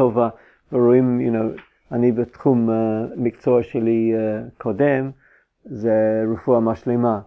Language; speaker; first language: Hebrew; non-native, fluent; English